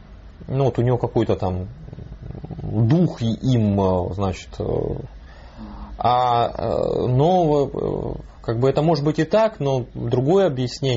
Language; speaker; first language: Russian; native; Russian